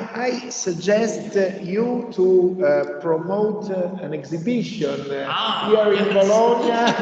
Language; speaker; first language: English; non-native, fluent; Italian